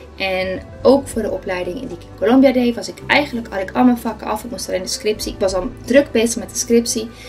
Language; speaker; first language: Dutch; non-native, fluent; Spanish